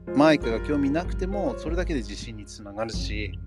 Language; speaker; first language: Japanese; non-native, fluent; English